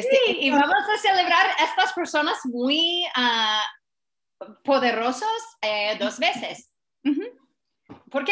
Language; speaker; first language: Spanish; non-native, fluent; English